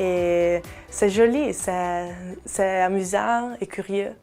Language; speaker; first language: French; non-native, local second language; Italian